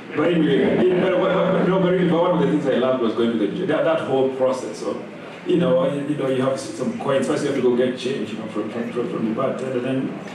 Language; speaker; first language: English; non-native, local second language; Kikuyu